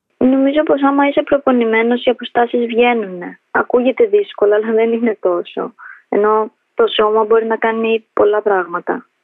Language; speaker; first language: Greek; early bilingual, other home language; Albanian